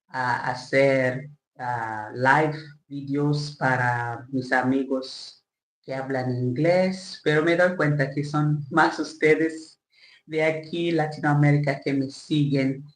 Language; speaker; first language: Spanish; non-native, learner; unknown